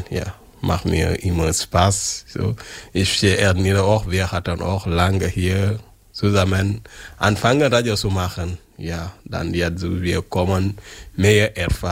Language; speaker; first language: German; non-native, local second language; French